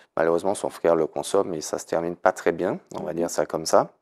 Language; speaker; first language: French; native; French